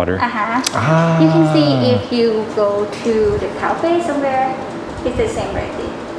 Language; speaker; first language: English; non-native, learner; Thai